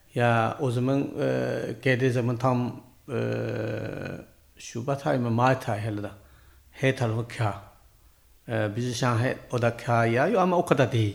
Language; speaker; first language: Turkish; non-native, learner; Chinese